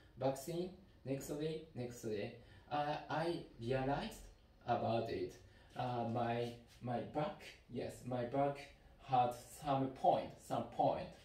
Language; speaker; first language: English; non-native, learner; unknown